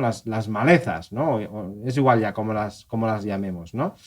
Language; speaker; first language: Spanish; native; Spanish